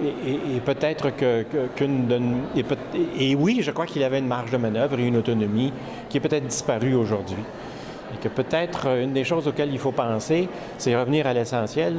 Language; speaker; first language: French; native; French